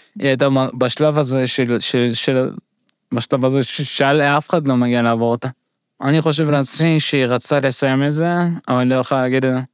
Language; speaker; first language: Hebrew; early bilingual, other home language; Russian